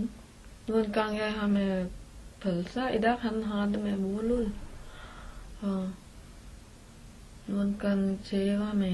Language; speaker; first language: Norwegian; non-native, learner; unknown